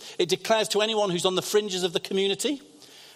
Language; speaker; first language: English; native; English